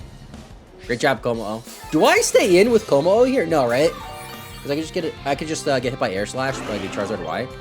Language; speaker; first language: English; native; English